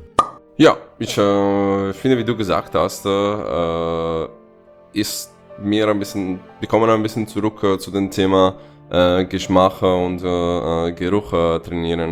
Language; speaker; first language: German; non-native, fluent; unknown